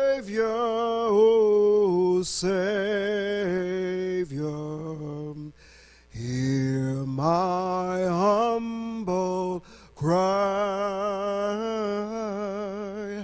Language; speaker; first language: English; native; English